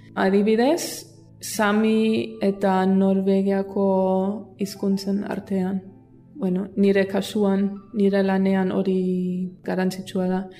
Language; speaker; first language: Basque; non-native, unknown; German